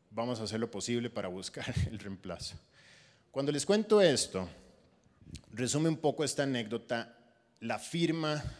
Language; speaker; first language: Spanish; native; Spanish